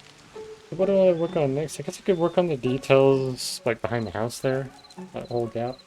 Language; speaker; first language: English; native; English